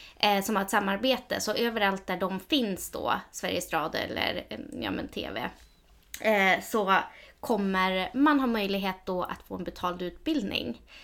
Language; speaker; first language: Swedish; native; Swedish